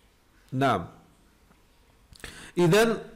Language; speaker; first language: Arabic; non-native, fluent; Indonesian